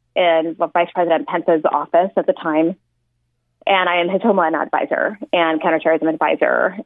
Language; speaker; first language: English; native; English